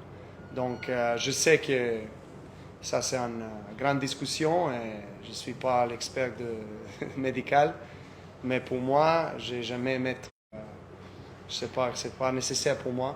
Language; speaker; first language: French; non-native, fluent; Serbian